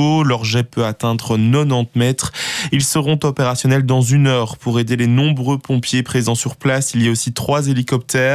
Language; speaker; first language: French; native; French